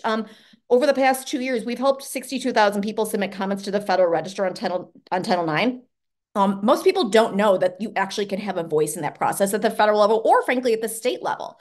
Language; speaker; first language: English; native; English